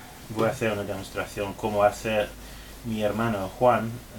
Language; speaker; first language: Spanish; non-native, fluent; English